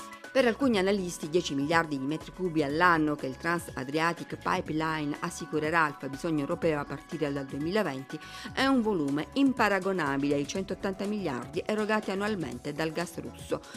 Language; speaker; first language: Italian; native; Italian